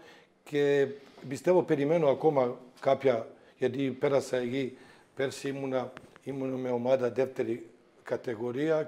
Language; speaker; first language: Greek; non-native, fluent; Serbian